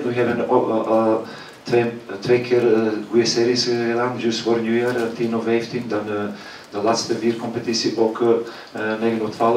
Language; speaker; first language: Dutch; non-native, fluent; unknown